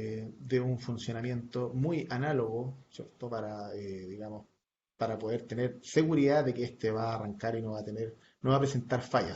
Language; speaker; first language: Spanish; native; Spanish